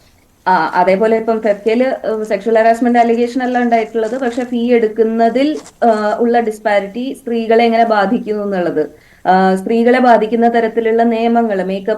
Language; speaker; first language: Malayalam; native; Malayalam